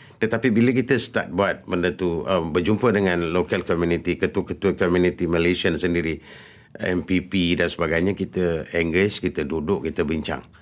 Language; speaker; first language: Malay; early bilingual, other home language; Rohingya